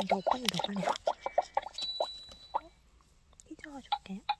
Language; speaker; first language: Korean; native; Korean